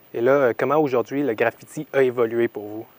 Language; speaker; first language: French; native; French